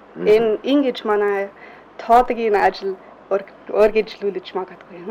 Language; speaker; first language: Mongolian; non-native, fluent; English